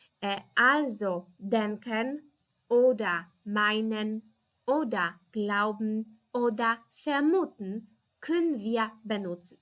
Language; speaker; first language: German; non-native, fluent; Polish